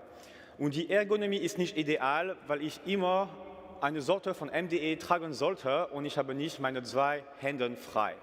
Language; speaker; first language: German; non-native, fluent; French